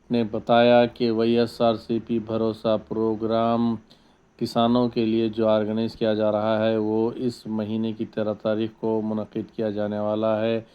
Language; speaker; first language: Urdu; native; Urdu